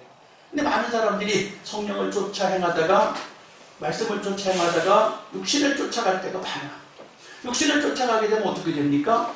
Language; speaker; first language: Korean; native; Korean